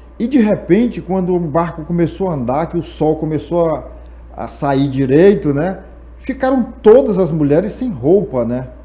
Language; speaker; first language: Portuguese; native; Portuguese